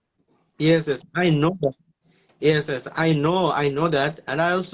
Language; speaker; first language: English; non-native, learner; Bangla